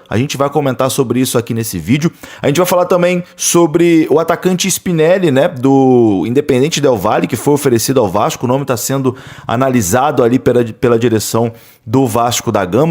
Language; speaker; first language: Portuguese; native; Portuguese